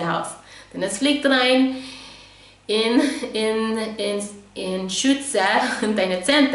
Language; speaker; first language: German; non-native, fluent; English